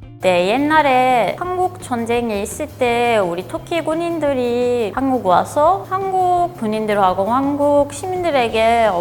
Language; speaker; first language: Korean; non-native, fluent; Turkish